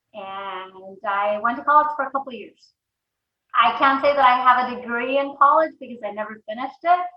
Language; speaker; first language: English; early bilingual, other home language; Spanish